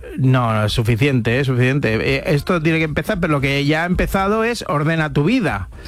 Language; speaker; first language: Spanish; native; Spanish